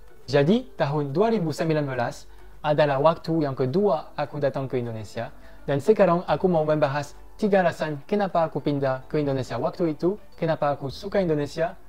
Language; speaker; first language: Indonesian; non-native, fluent; French